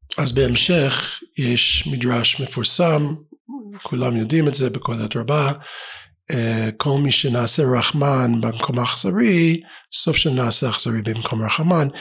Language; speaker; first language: Hebrew; non-native, fluent; English